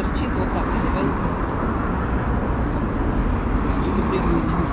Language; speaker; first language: Russian; native; Russian